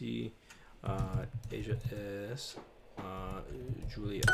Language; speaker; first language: Spanish; non-native, learner; English